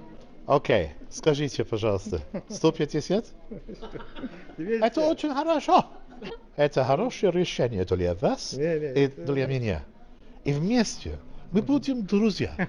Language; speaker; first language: Russian; non-native, learner; English